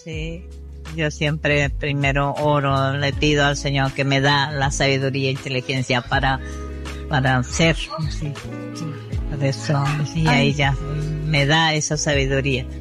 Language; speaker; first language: Spanish; non-native, local second language; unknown